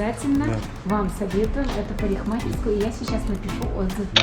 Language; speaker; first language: Russian; native; Russian